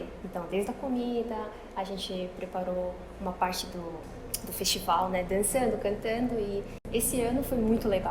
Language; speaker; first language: Portuguese; early bilingual, other home language; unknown